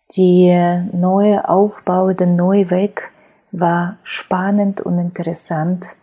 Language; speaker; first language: German; non-native, fluent; Ukrainian